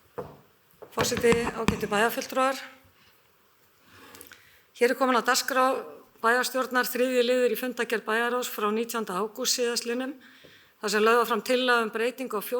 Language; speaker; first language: Icelandic; native; Icelandic